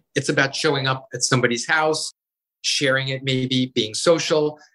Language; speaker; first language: English; native; English